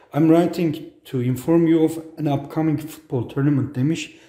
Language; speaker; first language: English; non-native, fluent; Turkish